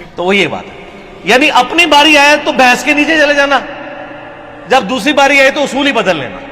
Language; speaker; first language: Urdu; non-native, local second language; Punjabi